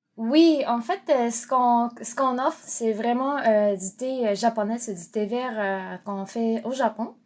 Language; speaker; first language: French; non-native, fluent; Japanese